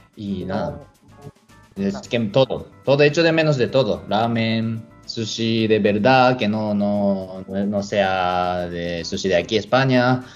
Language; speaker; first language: Spanish; non-native, learner; Japanese